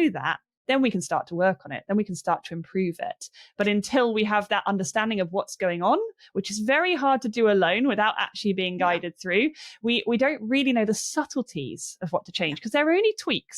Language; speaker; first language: English; native; English